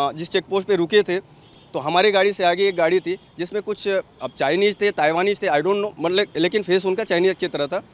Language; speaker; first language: Hindi; native; Hindi